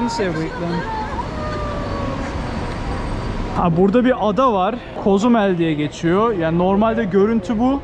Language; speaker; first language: Turkish; native; Turkish